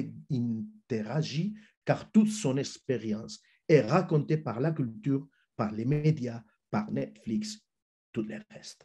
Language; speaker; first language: French; non-native, fluent; Spanish